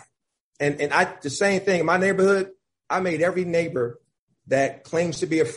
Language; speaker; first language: English; native; English